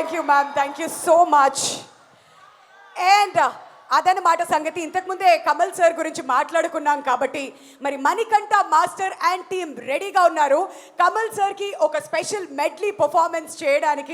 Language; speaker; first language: Telugu; native; Telugu